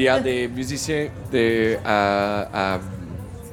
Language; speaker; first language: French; non-native, learner; English